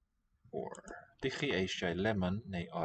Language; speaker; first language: Welsh; non-native, learner; English